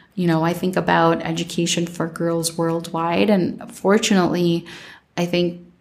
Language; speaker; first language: English; early bilingual, other home language; Spanish